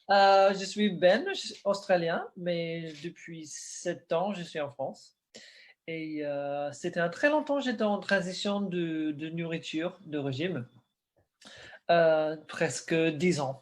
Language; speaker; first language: French; non-native, learner; English